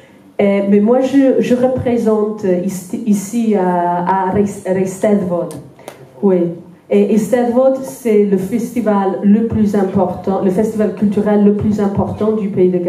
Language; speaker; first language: French; non-native, fluent; Welsh